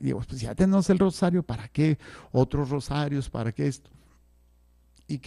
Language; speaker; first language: Spanish; native; Spanish